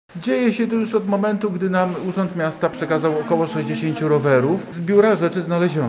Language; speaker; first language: Polish; native; Polish